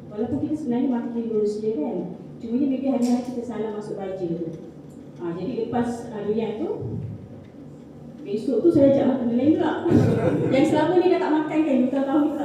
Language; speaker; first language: Malay; native; Malay